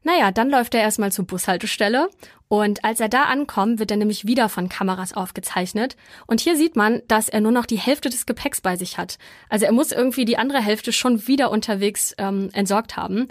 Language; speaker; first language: German; native; German